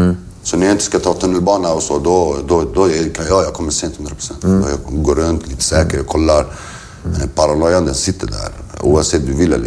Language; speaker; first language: Swedish; early bilingual, other home language; Kurdish